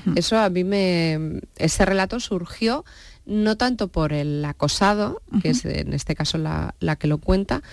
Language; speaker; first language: Spanish; native; Spanish